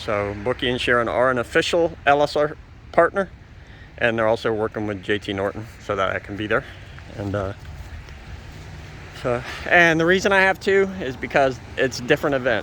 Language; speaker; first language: English; native; English